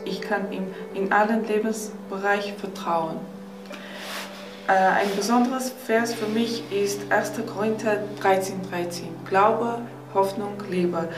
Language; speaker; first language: German; non-native, learner; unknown